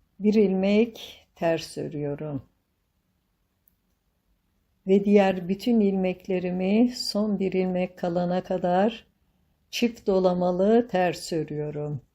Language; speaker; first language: Turkish; native; Turkish